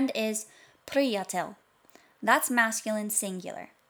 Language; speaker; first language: English; native; English